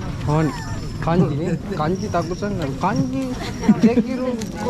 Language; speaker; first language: Japanese; non-native, learner; Sinhala